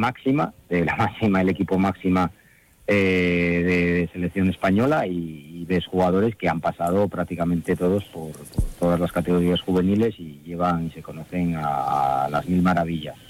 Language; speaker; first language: Spanish; native; Spanish